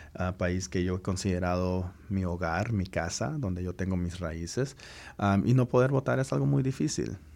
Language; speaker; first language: Spanish; early bilingual, heritage; Spanish